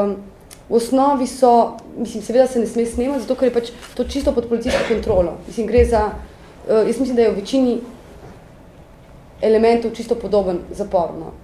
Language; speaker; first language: Slovenian; native; Slovenian